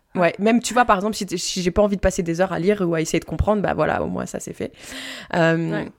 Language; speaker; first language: French; native; French